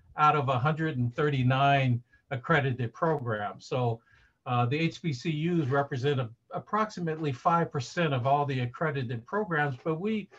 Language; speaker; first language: English; native; English